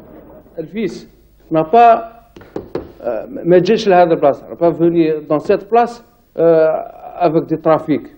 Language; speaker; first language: French; non-native, learner; Arabic